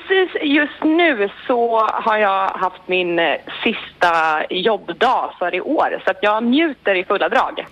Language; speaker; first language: Swedish; native; Swedish